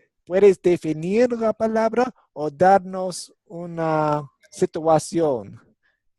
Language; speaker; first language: Spanish; non-native, fluent; English